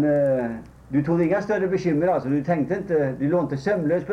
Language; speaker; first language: Swedish; native; Swedish